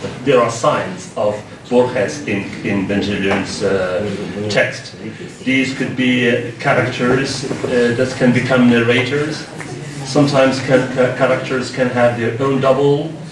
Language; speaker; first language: English; non-native, fluent; Arabic